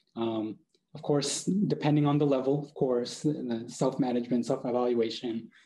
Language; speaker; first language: English; native; English